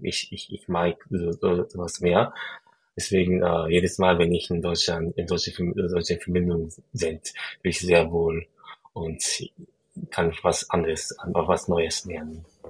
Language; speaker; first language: German; non-native, fluent; Japanese